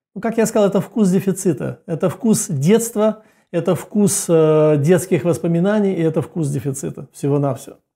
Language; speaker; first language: Russian; native; Russian